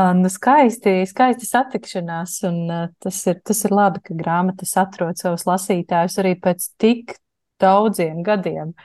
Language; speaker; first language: Latvian; native; Latvian